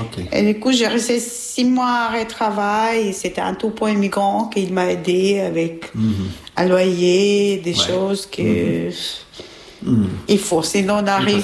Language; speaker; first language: French; non-native, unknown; Albanian